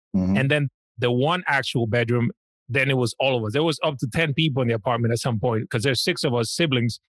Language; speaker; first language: English; early bilingual, other home language; Spanish